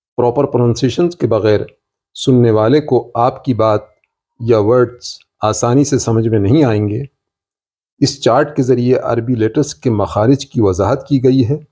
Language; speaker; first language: Urdu; native; Urdu